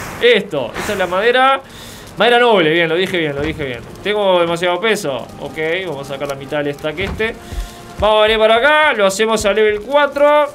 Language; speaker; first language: Spanish; native; Spanish